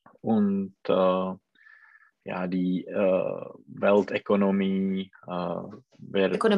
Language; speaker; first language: German; non-native, learner; Czech